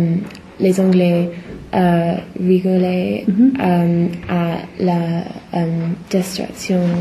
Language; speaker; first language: French; non-native, learner; English